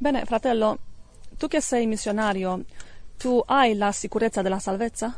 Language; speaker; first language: Italian; non-native, learner; English